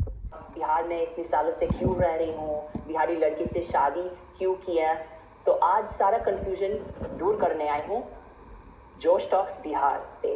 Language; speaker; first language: Hindi; non-native, fluent; English